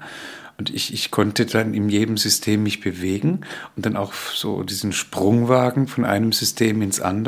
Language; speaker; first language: German; early bilingual, other home language; Spanish